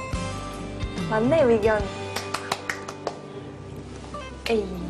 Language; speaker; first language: Korean; non-native, fluent; Japanese